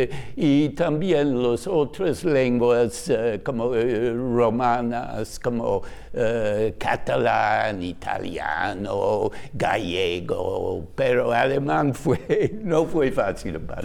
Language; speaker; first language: Spanish; non-native, fluent; English